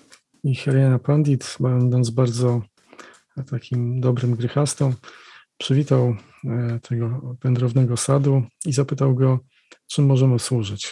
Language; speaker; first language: Polish; native; Polish